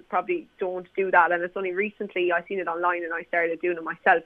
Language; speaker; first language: English; native; English